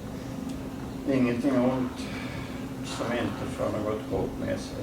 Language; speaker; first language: Swedish; native; Swedish